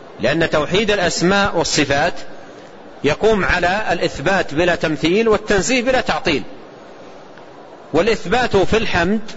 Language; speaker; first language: Arabic; native; Arabic